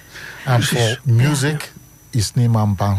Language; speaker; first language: Dutch; non-native, learner; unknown